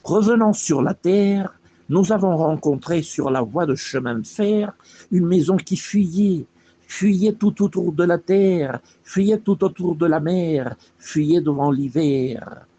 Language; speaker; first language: French; non-native, fluent; Spanish